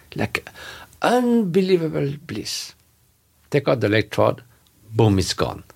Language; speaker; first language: English; non-native, fluent; French